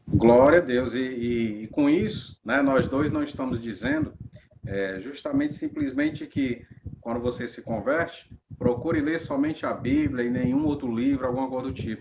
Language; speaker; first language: Portuguese; native; Portuguese